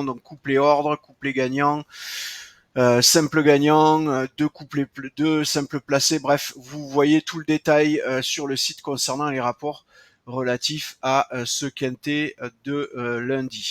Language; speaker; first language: French; native; French